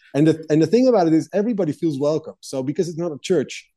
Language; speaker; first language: English; non-native, fluent; Dutch